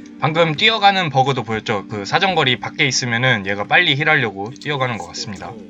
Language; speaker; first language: Korean; native; Korean